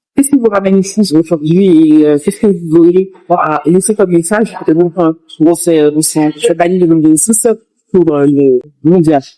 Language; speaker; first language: French; non-native, local second language; Haitian Creole